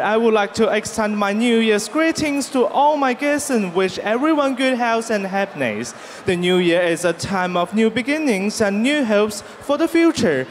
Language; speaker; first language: English; non-native, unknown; Chinese